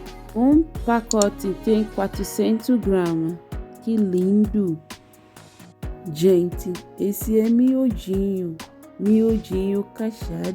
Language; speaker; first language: Portuguese; non-native, learner; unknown